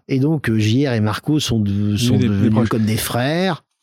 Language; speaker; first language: French; native; French